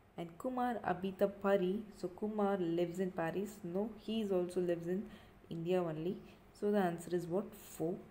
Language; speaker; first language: English; non-native, local second language; Tamil